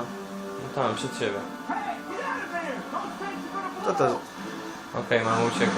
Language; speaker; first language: Polish; native; Polish